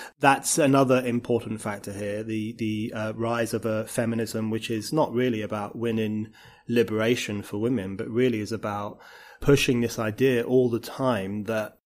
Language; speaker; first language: English; native; English